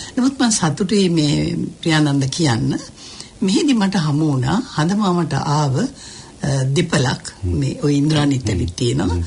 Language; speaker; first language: Sinhala; native; Sinhala